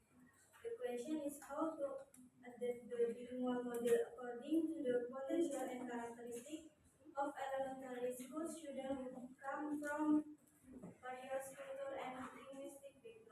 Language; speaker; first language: English; non-native, learner; Indonesian